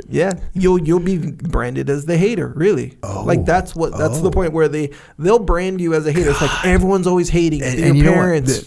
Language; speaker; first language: English; native; English